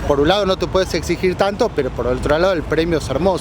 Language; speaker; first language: Spanish; native; Spanish